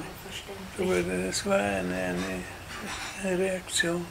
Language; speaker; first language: German; native; German